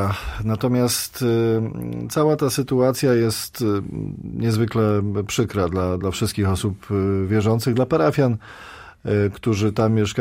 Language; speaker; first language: Polish; native; Polish